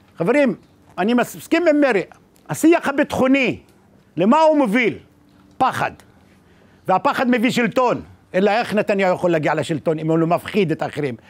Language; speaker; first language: Hebrew; non-native, local second language; Arabic